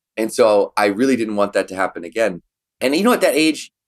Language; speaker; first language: English; native; English